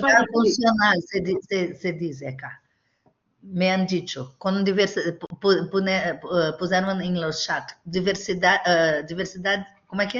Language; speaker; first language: Spanish; non-native, learner; Portuguese